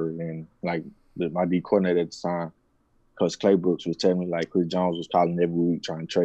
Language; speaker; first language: English; native; English